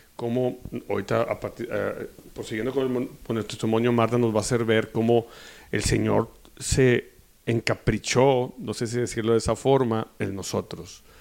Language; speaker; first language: Spanish; native; Spanish